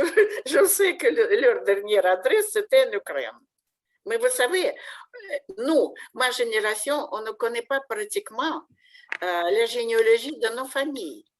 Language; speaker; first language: French; non-native, fluent; Russian